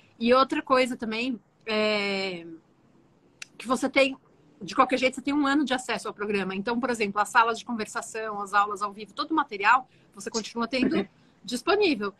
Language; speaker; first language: Portuguese; native; Portuguese